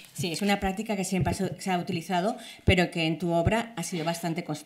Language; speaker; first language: Spanish; native; Spanish